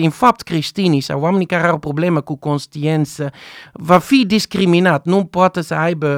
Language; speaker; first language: Romanian; non-native, fluent; Dutch